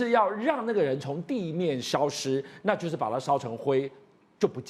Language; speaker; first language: Chinese; native; Chinese